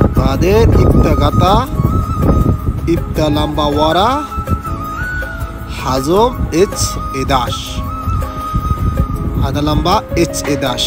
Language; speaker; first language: Arabic; non-native, learner; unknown